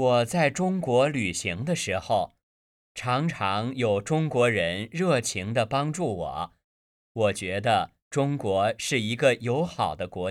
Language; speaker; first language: Chinese; native; Chinese